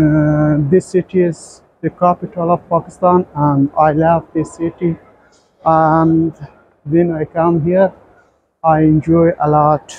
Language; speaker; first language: English; non-native, learner; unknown